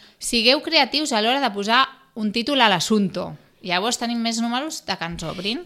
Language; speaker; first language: Catalan; non-native, local second language; Spanish